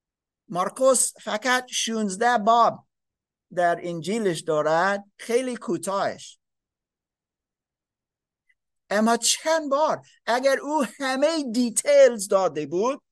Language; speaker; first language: Persian; non-native, learner; English